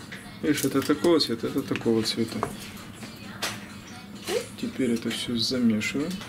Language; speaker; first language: Russian; native; Russian